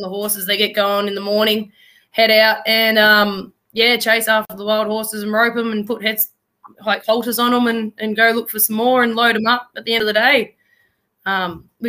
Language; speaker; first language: English; native; English